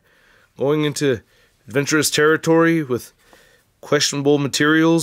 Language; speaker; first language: English; native; English